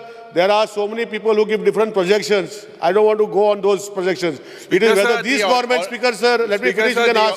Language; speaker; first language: English; non-native, local second language; Konkani